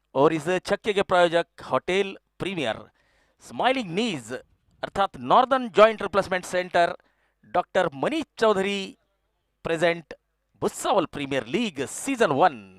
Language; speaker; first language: Hindi; non-native, local second language; Marathi